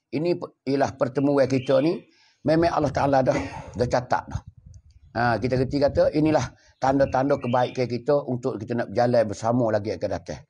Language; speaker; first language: Malay; native; Malay